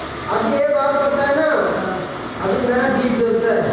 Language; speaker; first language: Hindi; non-native, learner; Bangla